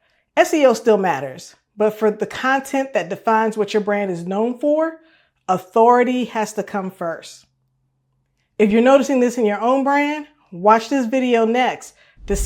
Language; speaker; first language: English; native; English